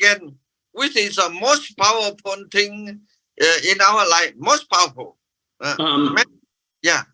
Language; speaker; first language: English; non-native, fluent; Vietnamese